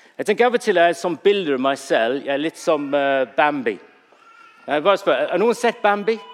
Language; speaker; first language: Norwegian; non-native, fluent; English